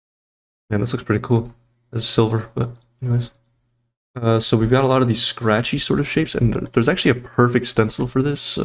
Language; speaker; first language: English; native; English